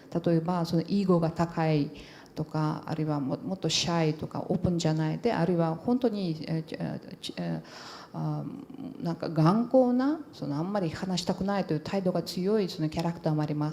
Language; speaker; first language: Japanese; non-native, fluent; Portuguese